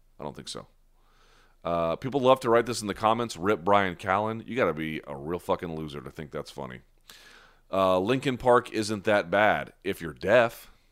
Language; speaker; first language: English; native; English